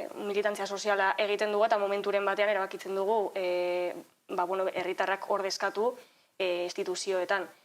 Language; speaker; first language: Basque; native; Basque